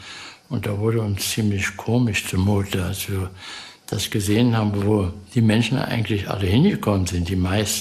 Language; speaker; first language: German; early bilingual, heritage; German